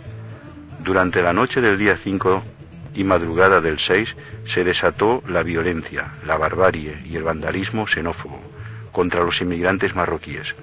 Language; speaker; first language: Spanish; native; Spanish